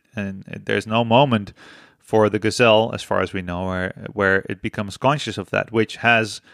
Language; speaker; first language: English; non-native, fluent; Dutch